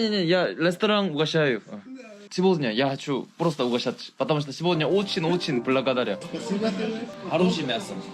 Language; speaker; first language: Russian; non-native, learner; Korean